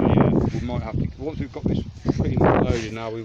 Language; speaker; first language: English; native; English